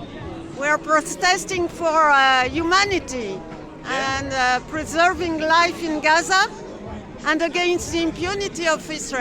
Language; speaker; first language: English; non-native, fluent; French